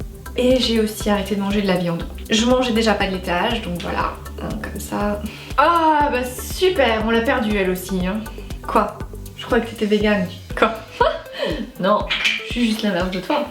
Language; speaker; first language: French; native; French